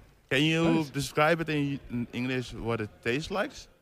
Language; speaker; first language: English; non-native, learner; Dutch